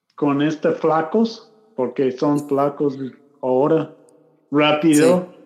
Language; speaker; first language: Spanish; non-native, learner; English